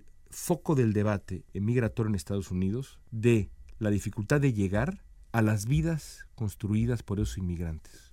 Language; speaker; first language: Spanish; native; Spanish